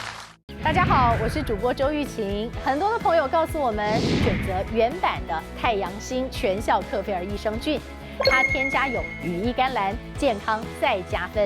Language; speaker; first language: Chinese; native; Chinese